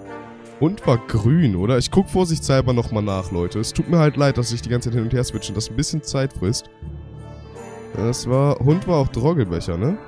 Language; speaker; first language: German; native; German